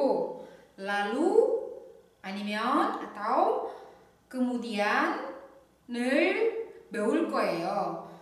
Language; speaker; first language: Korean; non-native, fluent; Indonesian